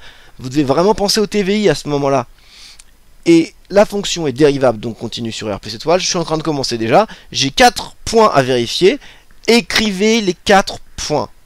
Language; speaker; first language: French; native; French